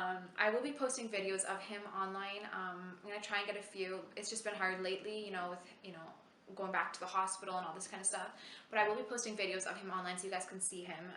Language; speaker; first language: English; native; English